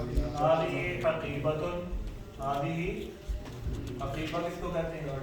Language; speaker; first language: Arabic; non-native, fluent; Urdu